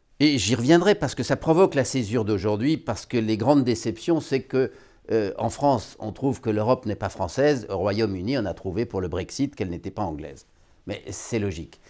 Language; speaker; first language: French; native; French